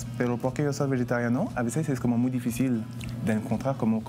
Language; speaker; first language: Spanish; non-native, fluent; French